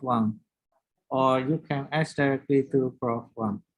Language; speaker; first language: English; non-native, learner; Indonesian